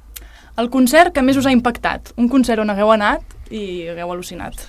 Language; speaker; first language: Catalan; native; Catalan